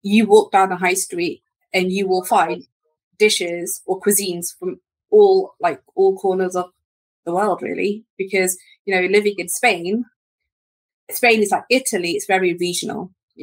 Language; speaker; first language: English; native; English